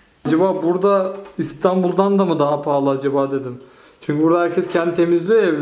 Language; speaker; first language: Turkish; native; Turkish